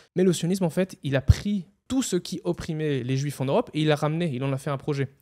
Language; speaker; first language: French; non-native, fluent; Hebrew